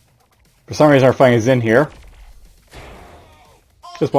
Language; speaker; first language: English; native; English